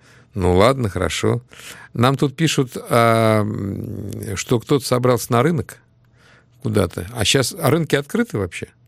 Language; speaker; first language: Russian; native; Russian